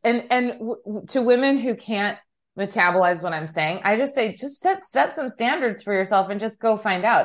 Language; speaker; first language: English; native; English